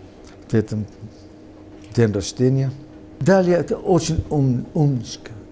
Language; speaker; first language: Ukrainian; non-native, learner; English